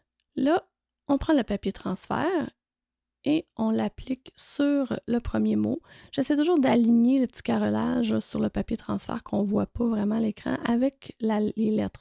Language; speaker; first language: French; native; French